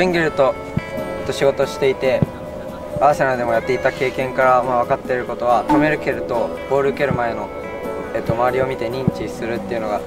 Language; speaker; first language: Japanese; native; Japanese